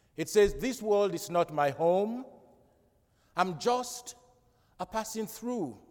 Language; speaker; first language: English; non-native, local second language; Krio